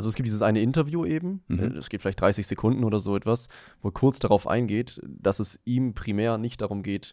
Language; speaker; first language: German; native; German